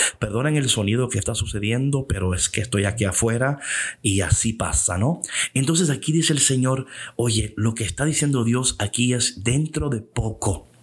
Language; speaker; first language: Spanish; early bilingual, heritage; English